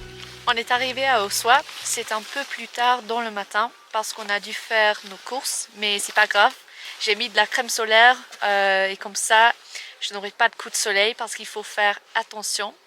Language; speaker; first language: French; non-native, fluent; English